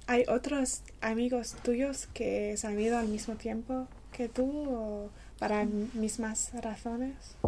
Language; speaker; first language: Spanish; non-native, learner; English